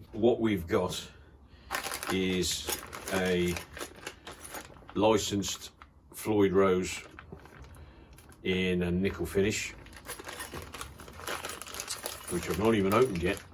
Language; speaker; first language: English; native; English